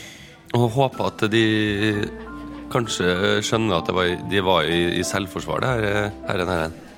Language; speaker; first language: Norwegian; native; Norwegian